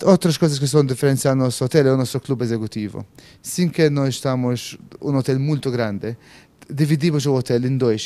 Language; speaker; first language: Portuguese; non-native, fluent; Maltese